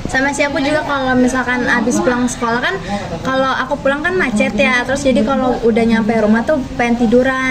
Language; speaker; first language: Indonesian; native; Indonesian